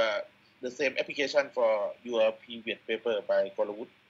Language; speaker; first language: English; non-native, learner; Thai